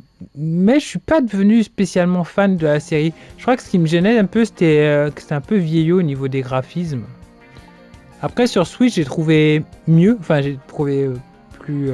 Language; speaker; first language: French; native; French